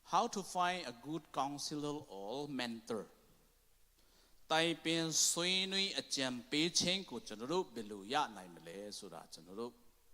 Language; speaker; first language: Burmese; non-native, local second language; Tedim Chin